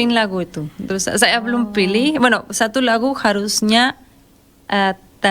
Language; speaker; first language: Indonesian; non-native, fluent; Spanish